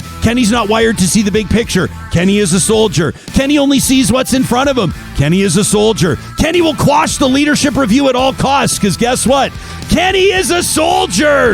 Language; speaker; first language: English; native; English